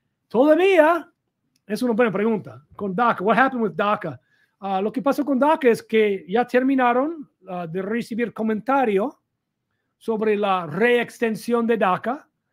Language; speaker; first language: Spanish; non-native, fluent; English